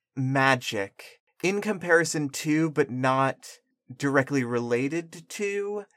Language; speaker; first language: English; early bilingual, other home language; Spanish